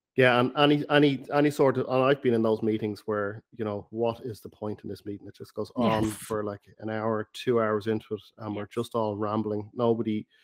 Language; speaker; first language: English; native; English